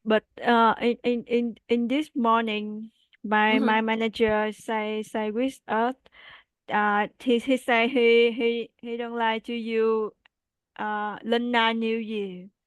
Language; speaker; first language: English; non-native, learner; Vietnamese